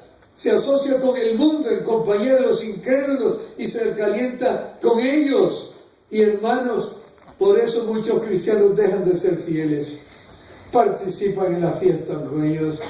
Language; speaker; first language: Spanish; native; Spanish